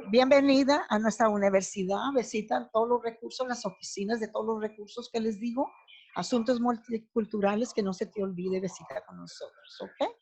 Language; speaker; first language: Spanish; native; Spanish